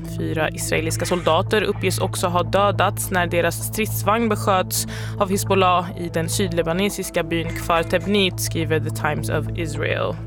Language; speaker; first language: Swedish; native; Swedish